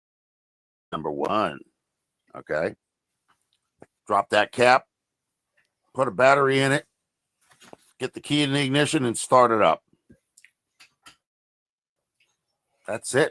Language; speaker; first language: English; native; English